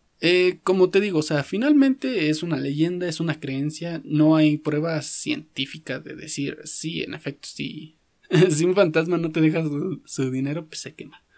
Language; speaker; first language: Spanish; native; Spanish